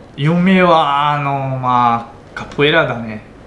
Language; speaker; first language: Japanese; non-native, learner; Portuguese